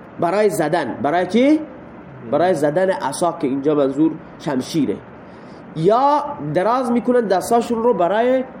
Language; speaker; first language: Persian; non-native, local second language; Baluchi